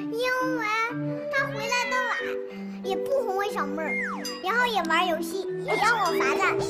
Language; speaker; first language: Chinese; native; Chinese